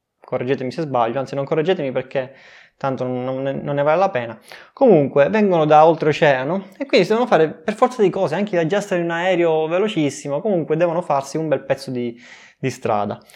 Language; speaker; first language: Italian; native; Italian